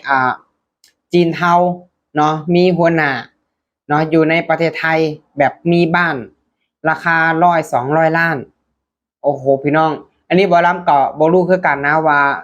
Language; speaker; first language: Thai; non-native, local second language; Lao